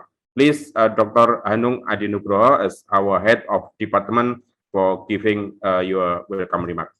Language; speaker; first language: English; non-native, local second language; Indonesian